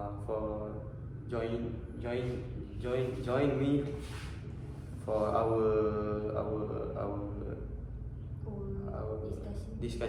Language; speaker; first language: English; non-native, learner; Malay